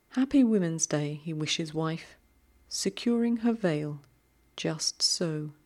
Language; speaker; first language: English; native; English